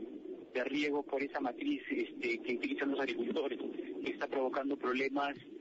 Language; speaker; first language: Spanish; native; Spanish